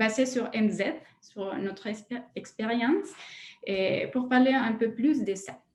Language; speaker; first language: French; non-native, fluent; Spanish